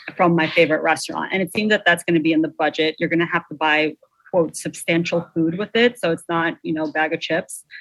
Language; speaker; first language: English; native; English